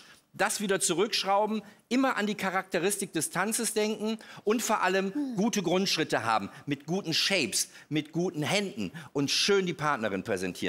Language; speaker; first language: German; native; German